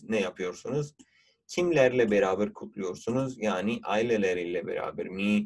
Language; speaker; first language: Turkish; non-native, fluent; Urdu